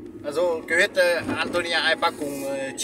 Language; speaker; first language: German; non-native, learner; Vietnamese